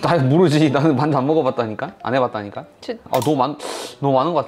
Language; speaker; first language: Korean; native; Korean